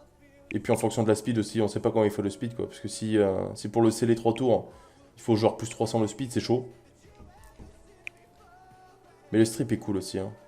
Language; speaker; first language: French; native; French